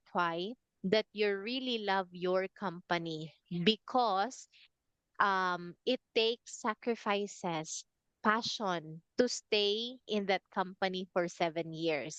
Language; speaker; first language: English; non-native, fluent; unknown